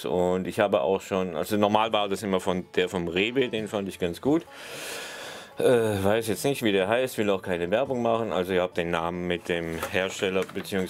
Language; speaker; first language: German; native; German